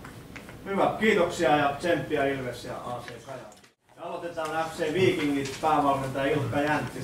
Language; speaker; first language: Finnish; native; Finnish